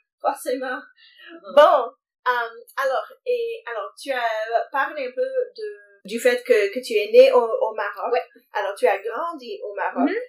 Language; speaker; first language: French; non-native, fluent; English